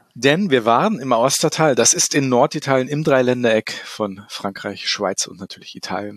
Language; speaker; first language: German; native; German